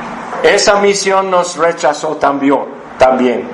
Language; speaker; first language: Spanish; non-native, fluent; English